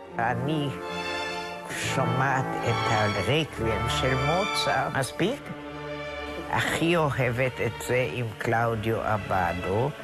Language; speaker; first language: Hebrew; non-native, fluent; German